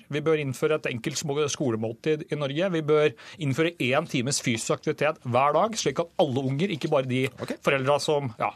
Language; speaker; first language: Norwegian; native; Norwegian